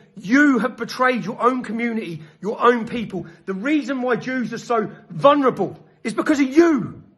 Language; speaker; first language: English; native; English